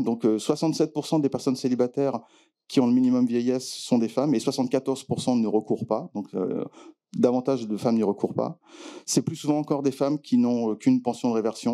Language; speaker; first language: French; native; French